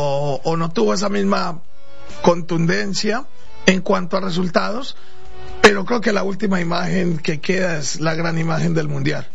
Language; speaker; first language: Spanish; native; Spanish